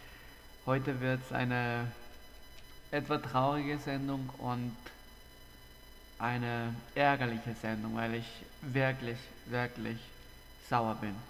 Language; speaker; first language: German; non-native, fluent; Spanish